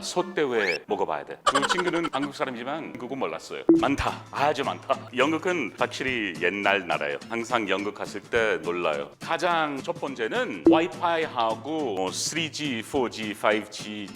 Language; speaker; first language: Korean; non-native, learner; English